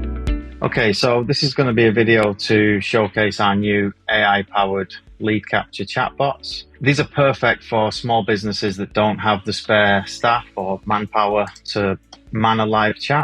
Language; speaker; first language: English; native; English